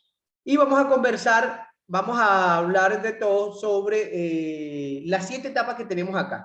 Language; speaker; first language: Spanish; native; Spanish